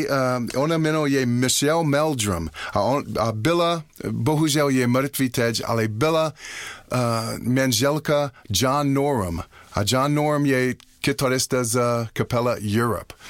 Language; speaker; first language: Czech; non-native, fluent; English